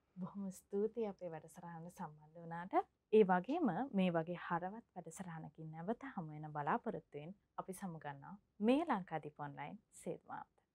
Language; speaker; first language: Sinhala; native; Sinhala